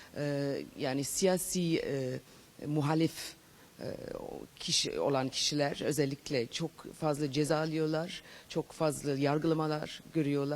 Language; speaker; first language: Turkish; non-native, fluent; English